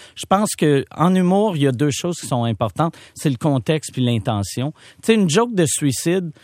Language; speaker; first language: French; native; French